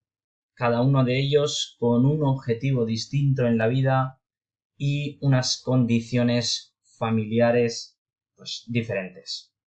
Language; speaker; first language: Spanish; non-native, fluent; Urdu